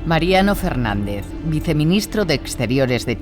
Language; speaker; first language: Spanish; native; Spanish